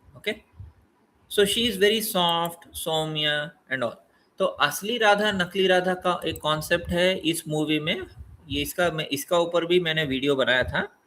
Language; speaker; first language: Hindi; non-native, local second language; Telugu